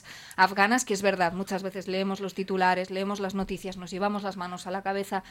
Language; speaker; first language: Spanish; native; Spanish